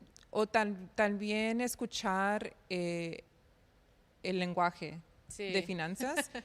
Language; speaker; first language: Spanish; early bilingual, heritage; Spanish